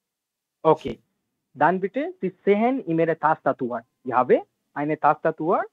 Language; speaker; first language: German; non-native, learner; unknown